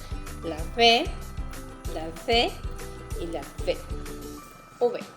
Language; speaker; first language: Spanish; native; Spanish